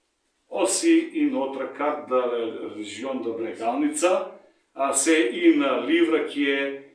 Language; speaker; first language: French; non-native, learner; Macedonian